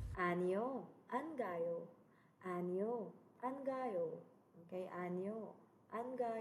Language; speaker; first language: Korean; non-native, fluent; Cebuano